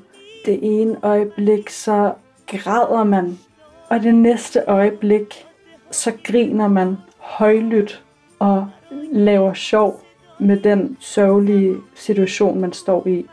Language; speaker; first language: Danish; early bilingual, other home language; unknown